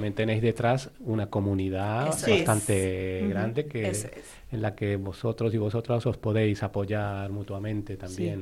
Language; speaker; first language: Spanish; native; Spanish